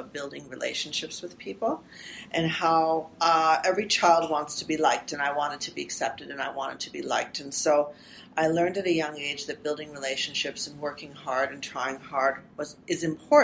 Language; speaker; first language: English; early bilingual, other home language; Armenian